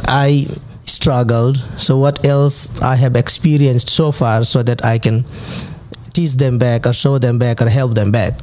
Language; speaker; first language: English; non-native, local second language; Nepali